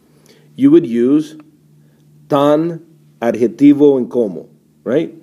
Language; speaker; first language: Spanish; non-native, fluent; English